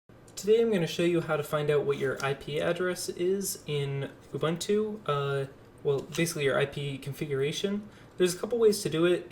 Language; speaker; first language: English; native; English